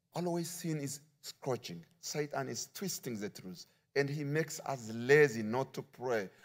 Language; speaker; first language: English; non-native, learner; Amharic